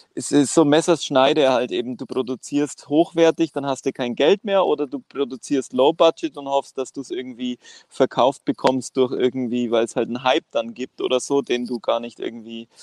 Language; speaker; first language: German; non-native, fluent; Greek